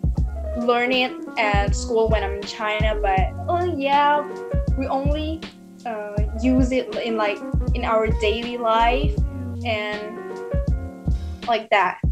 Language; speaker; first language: English; early bilingual, other home language; Indonesian